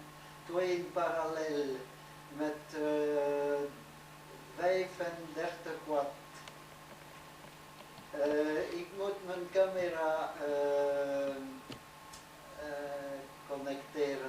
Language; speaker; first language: Dutch; non-native, learner; French